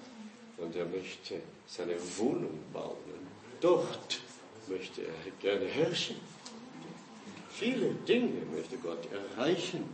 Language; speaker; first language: German; non-native, fluent; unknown